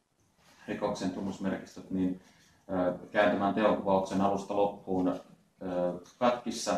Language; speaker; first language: Finnish; native; Finnish